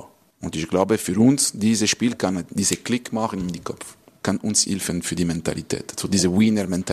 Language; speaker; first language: German; non-native, learner; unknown